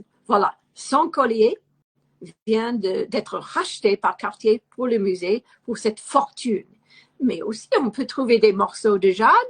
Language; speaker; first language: French; non-native, fluent; English